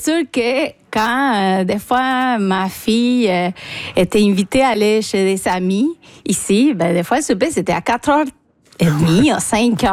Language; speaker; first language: French; non-native, fluent; Spanish